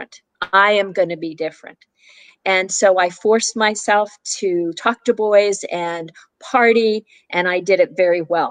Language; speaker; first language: English; native; English